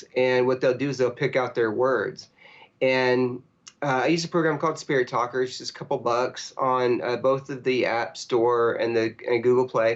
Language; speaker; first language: English; native; English